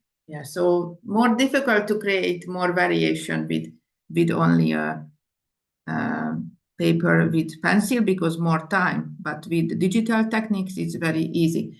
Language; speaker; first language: English; non-native, fluent; Indonesian